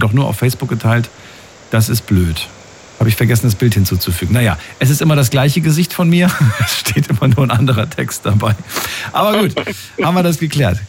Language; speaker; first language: German; native; German